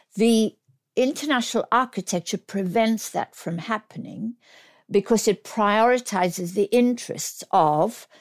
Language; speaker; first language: English; native; English